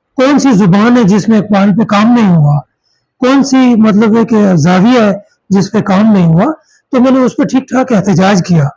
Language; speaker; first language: Urdu; non-native, local second language; Saraiki